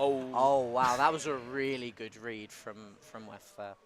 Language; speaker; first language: English; native; English